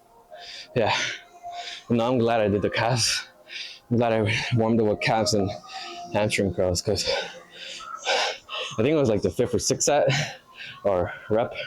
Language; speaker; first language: English; native; English